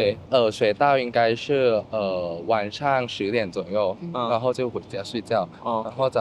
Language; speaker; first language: Chinese; non-native, fluent; Thai